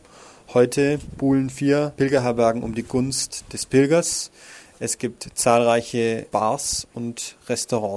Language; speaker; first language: German; native; German